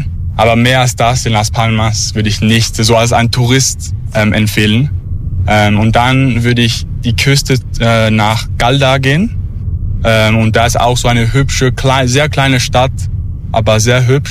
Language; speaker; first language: German; non-native, learner; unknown